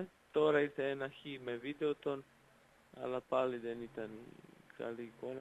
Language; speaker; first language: Greek; non-native, fluent; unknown